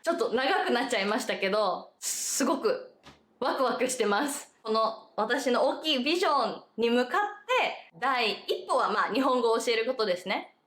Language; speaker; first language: Japanese; native; Japanese